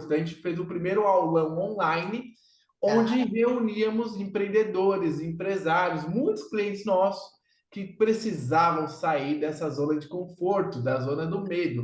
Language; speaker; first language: Portuguese; native; Portuguese